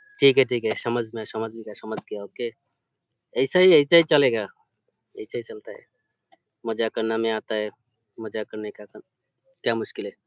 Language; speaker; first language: Hindi; non-native, learner; Bangla